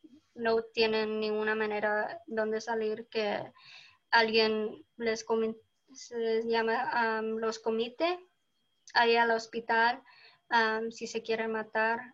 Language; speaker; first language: Spanish; early bilingual, heritage; Spanish